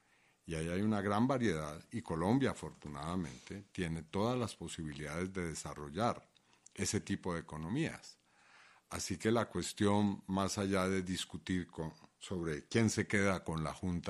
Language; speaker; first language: Spanish; native; Spanish